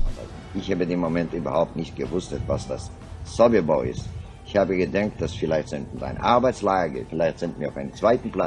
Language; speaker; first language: German; non-native, local second language; Yiddish